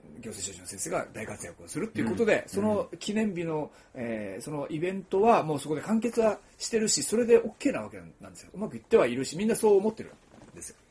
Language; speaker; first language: Japanese; native; Japanese